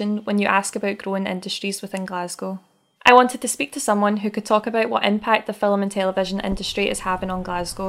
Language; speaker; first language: English; native; English